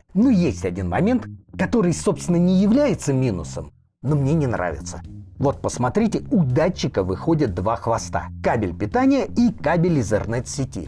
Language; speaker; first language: Russian; native; Russian